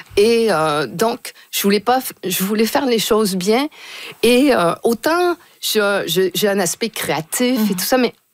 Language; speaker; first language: French; early bilingual, other home language; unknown